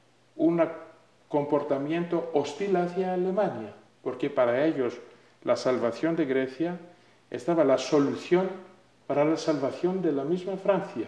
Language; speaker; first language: Spanish; non-native, fluent; Greek